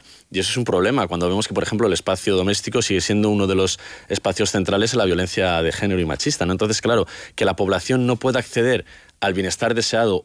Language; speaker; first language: Spanish; native; Spanish